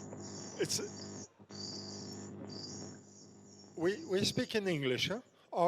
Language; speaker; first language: English; non-native, fluent; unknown